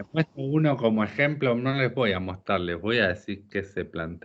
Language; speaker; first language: Spanish; native; Spanish